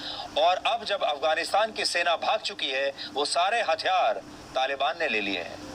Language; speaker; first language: Hindi; native; Hindi